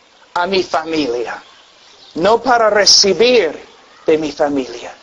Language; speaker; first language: Spanish; non-native, fluent; English